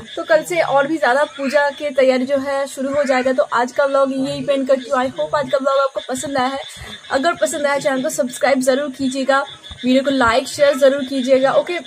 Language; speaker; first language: Hindi; non-native, local second language; Bangla